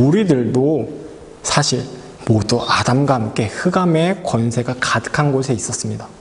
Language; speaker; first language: Korean; native; Korean